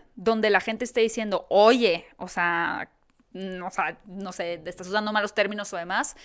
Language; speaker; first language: Spanish; native; Spanish